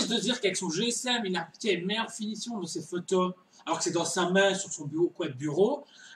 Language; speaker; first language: French; native; French